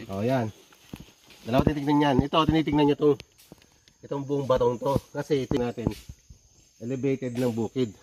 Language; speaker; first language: Filipino; non-native, local second language; Cebuano